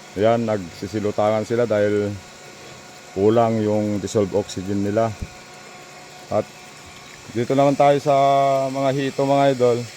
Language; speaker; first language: Filipino; non-native, local second language; Iloko